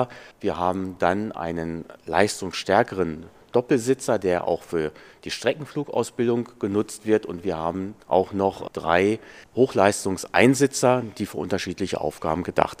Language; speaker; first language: German; native; German